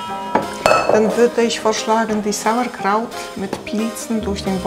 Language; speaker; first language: German; non-native, fluent; Polish